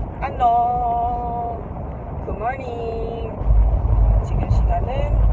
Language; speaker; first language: Korean; non-native, fluent; Malay